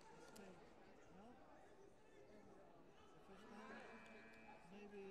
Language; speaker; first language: English; non-native, learner; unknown